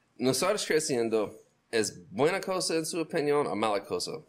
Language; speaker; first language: Spanish; non-native, learner; English